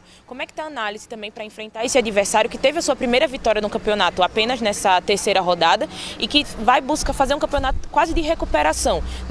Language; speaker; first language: Portuguese; native; Portuguese